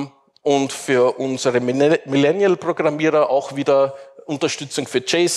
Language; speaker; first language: German; native; German